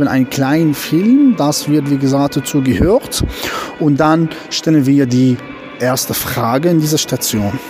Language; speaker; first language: German; non-native, fluent; Arabic